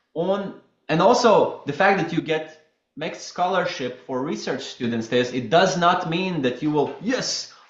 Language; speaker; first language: English; non-native, fluent; Latvian